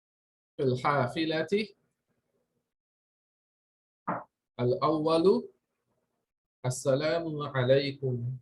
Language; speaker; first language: Arabic; non-native, fluent; English